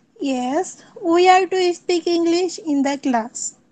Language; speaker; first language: English; non-native, learner; Bangla